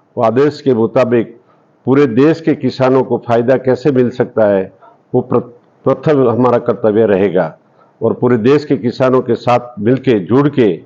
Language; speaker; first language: Hindi; non-native, local second language; Gujarati